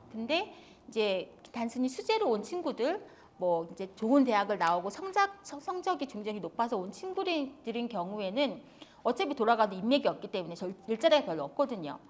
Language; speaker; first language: Korean; native; Korean